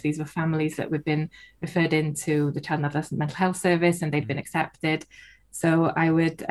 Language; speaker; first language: English; non-native, local second language; Welsh